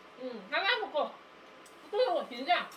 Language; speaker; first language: Korean; non-native, learner; Vietnamese